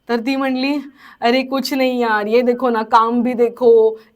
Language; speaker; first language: Hindi; non-native, local second language; Marathi